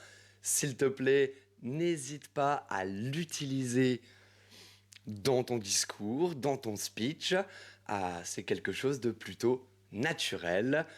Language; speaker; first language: French; native; French